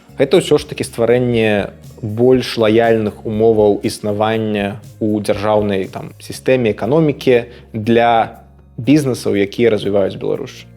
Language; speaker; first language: Belarusian; non-native, local second language; Russian